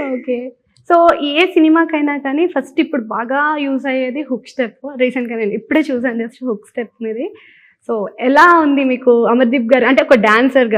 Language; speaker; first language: Telugu; native; Telugu